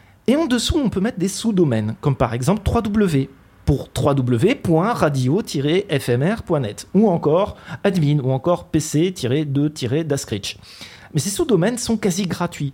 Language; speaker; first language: French; native; French